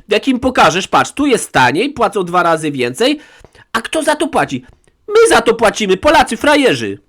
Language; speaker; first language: Polish; native; Polish